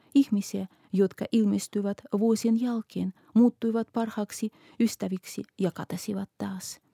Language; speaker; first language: Finnish; non-native, fluent; Russian